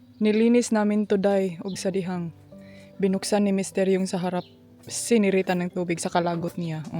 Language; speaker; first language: Filipino; non-native, local second language; Cebuano